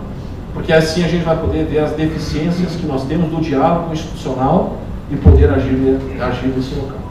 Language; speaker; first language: Portuguese; native; Portuguese